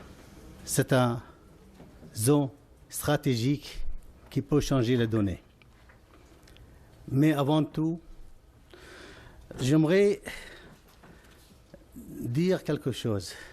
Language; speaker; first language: French; non-native, fluent; Arabic